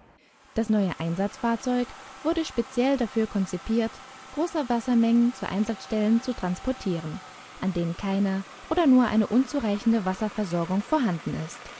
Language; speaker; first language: German; native; German